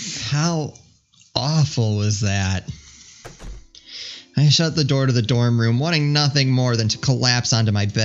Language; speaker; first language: English; native; English